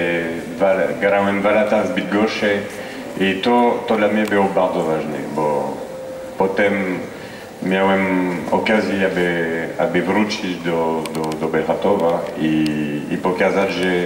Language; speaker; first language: Polish; non-native, fluent; French